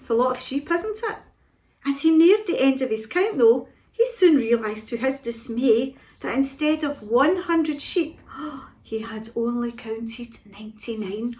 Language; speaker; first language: English; native; English